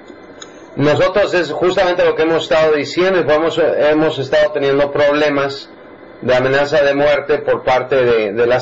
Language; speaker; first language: Spanish; native; Spanish